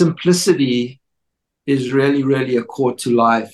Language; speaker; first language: English; native; English